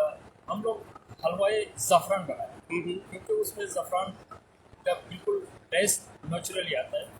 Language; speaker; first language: Hindi; non-native, fluent; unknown